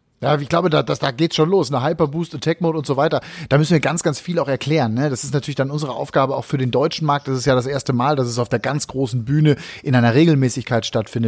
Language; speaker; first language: German; native; German